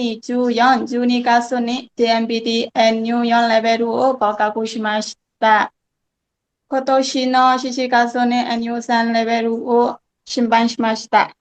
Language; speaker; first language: Japanese; non-native, learner; Burmese